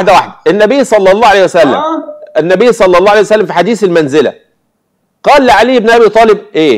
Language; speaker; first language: Arabic; native; Arabic